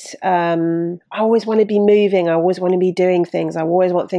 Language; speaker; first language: English; native; English